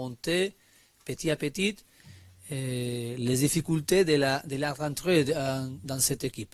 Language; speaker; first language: French; non-native, learner; Spanish